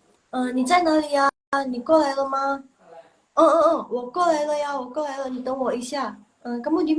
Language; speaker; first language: Chinese; non-native, local second language; Indonesian